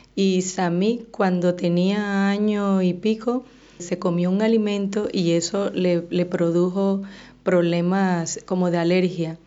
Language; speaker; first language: Spanish; native; Spanish